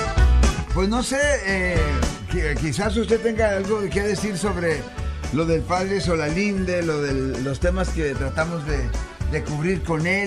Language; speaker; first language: Spanish; native; Spanish